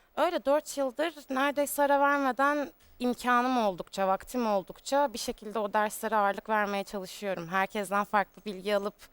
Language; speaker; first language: Turkish; native; Turkish